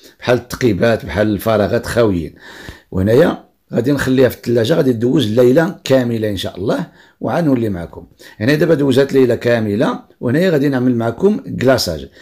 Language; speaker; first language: Arabic; native; Arabic